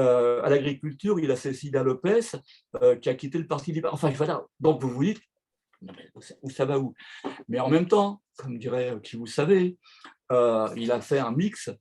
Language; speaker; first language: French; native; French